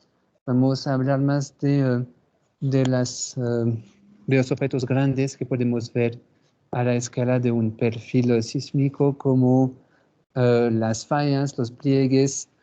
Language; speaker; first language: Spanish; non-native, fluent; French